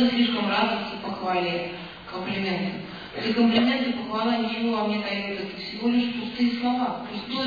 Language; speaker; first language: Russian; native; Russian